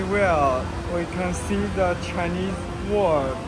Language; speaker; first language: English; non-native, learner; Chinese